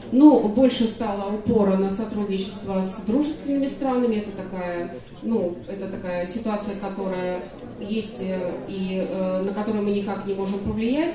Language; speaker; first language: Russian; native; Russian